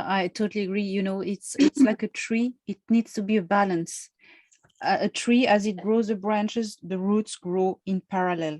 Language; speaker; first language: English; non-native, fluent; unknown